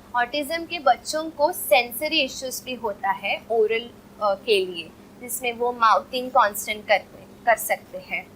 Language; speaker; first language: Hindi; non-native, local second language; Marathi